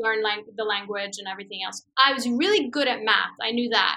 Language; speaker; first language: English; non-native, fluent; Persian